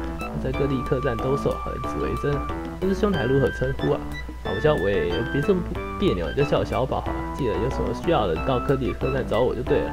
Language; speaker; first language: Chinese; native; Chinese